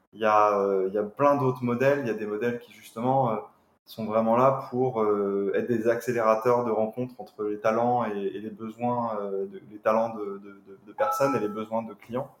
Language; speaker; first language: French; native; French